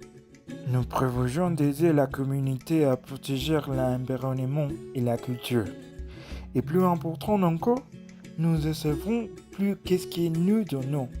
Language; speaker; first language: French; non-native, learner; Spanish